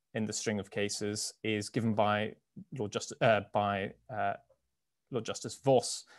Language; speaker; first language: English; native; English